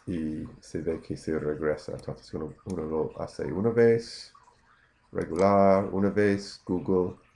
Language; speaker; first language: Spanish; non-native, fluent; English